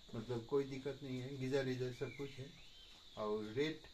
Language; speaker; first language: Hindi; non-native, local second language; Bangla